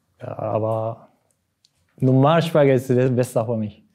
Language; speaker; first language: German; non-native, learner; Japanese